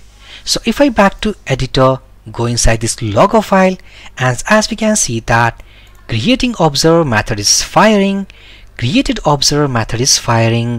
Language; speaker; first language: English; non-native, local second language; Hindi